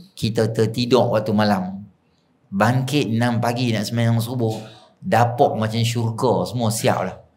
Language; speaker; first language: Malay; native; Malay